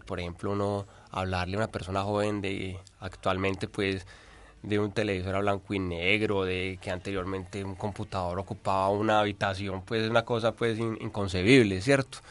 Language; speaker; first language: Spanish; native; Spanish